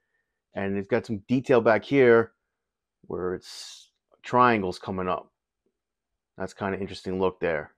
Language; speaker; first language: English; native; English